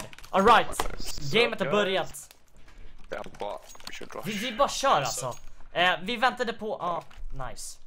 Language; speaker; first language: Swedish; native; Swedish